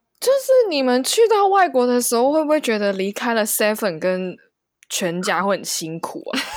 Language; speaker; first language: Chinese; non-native, local second language; Cantonese